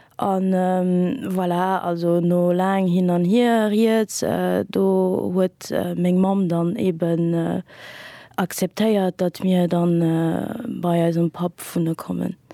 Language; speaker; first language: Luxembourgish; early bilingual, other home language; Kabuverdianu